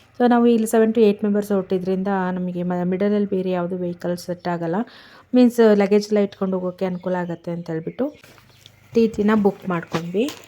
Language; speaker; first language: Kannada; native; Kannada